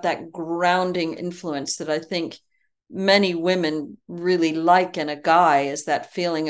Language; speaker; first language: English; native; English